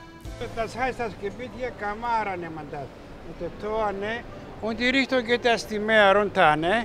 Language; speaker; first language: German; non-native, learner; Greek